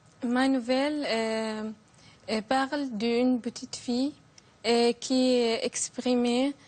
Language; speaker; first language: French; non-native, learner; Arabic